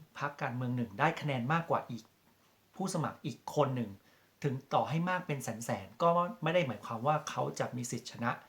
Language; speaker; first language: Thai; native; Thai